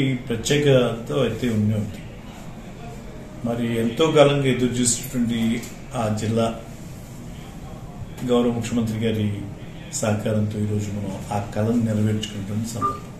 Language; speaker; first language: Telugu; native; Telugu